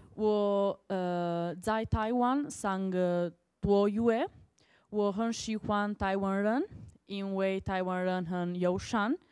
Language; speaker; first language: Chinese; non-native, learner; Italian